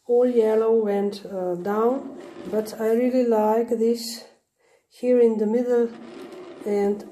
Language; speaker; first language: English; non-native, learner; Slovenian